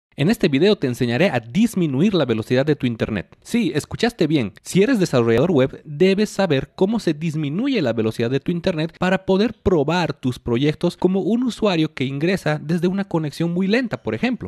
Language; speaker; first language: Spanish; native; Spanish